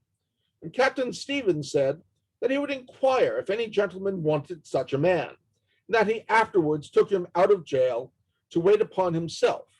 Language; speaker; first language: English; native; English